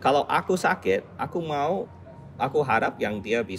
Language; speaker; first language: Indonesian; non-native, fluent; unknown